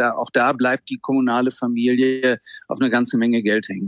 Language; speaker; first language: German; native; German